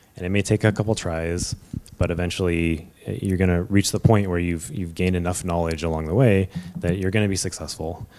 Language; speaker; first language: English; native; English